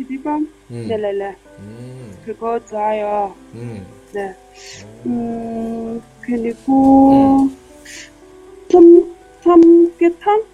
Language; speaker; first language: Korean; non-native, learner; Chinese